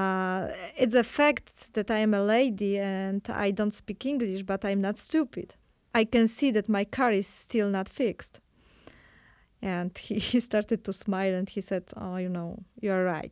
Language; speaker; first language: English; non-native, learner; Polish